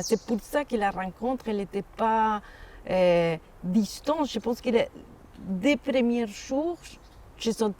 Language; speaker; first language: French; non-native, fluent; Spanish